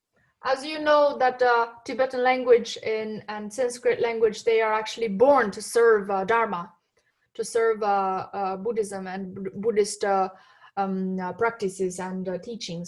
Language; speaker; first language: English; non-native, fluent; Tibetan